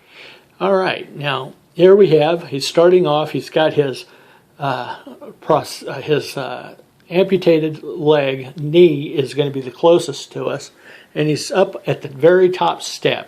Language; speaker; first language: English; native; English